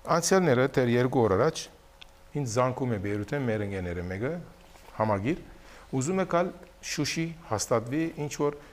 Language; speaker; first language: Armenian; early bilingual, heritage; Armenian